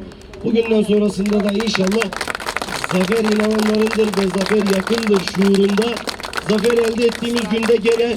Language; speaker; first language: Turkish; native; Turkish